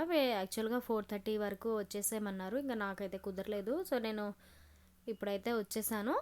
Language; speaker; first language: Telugu; native; Telugu